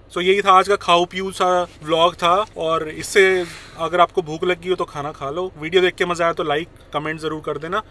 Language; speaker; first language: Hindi; native; Hindi